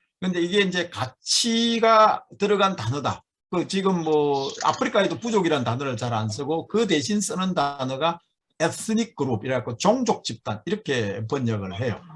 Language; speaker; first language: Korean; native; Korean